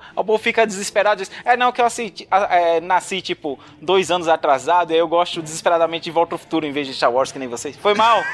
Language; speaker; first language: Portuguese; native; Portuguese